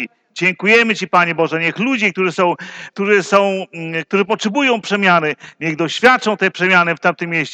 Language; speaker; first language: Polish; native; Polish